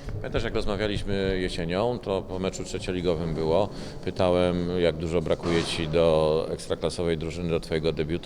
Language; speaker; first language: Polish; native; Polish